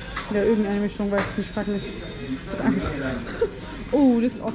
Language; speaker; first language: German; early bilingual, other home language; Arabic